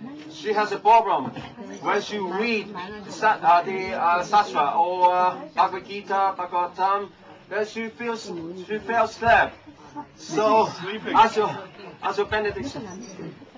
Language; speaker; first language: English; non-native, local second language; Chinese